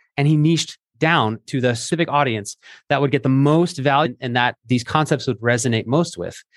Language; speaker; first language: English; native; English